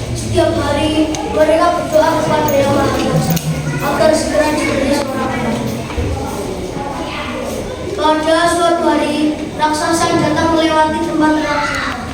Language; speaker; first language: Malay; non-native, local second language; Javanese